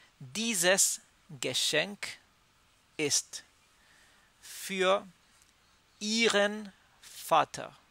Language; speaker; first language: German; non-native, learner; Spanish